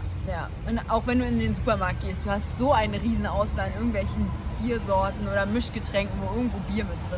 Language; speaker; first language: German; native; German